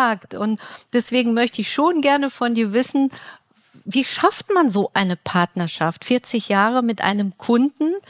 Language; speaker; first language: German; native; German